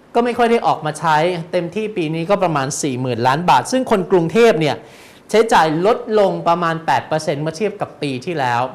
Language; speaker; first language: Thai; native; Thai